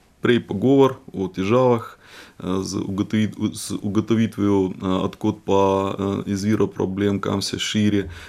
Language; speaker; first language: Slovenian; non-native, fluent; Russian